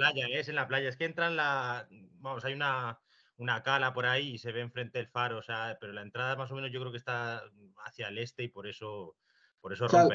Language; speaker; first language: Spanish; native; Spanish